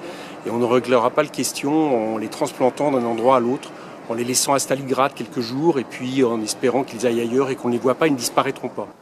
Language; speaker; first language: French; native; French